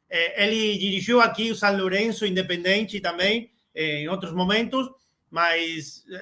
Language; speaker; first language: Portuguese; non-native, learner; Spanish